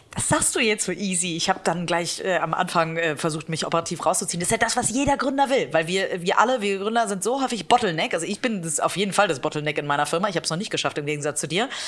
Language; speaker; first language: German; native; German